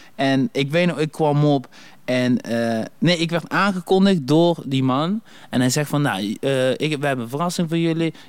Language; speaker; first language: Dutch; native; Dutch